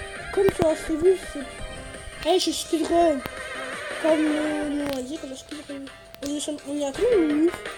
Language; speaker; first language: French; native; French